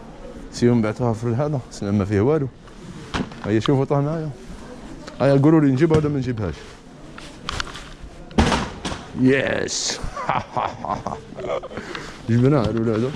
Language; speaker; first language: Arabic; native; Arabic